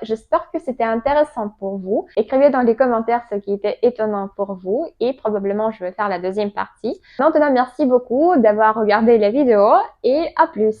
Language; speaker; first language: French; non-native, learner; Russian